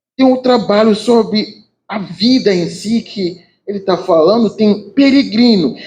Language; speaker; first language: Portuguese; non-native, learner; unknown